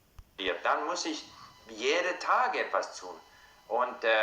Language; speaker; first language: German; non-native, fluent; English